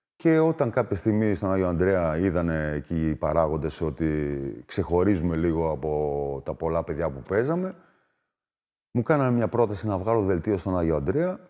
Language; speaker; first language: Greek; early bilingual, other home language; German